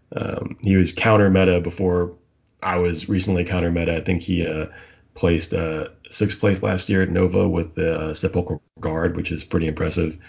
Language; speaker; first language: English; native; English